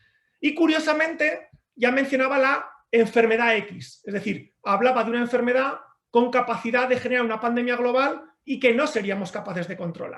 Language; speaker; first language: Spanish; native; Spanish